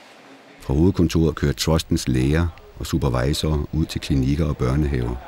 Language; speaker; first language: Danish; native; Danish